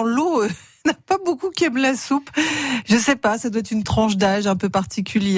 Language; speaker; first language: French; native; French